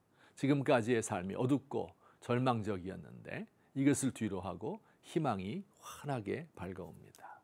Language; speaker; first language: Korean; native; Korean